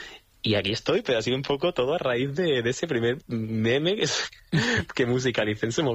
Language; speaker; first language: Spanish; native; Spanish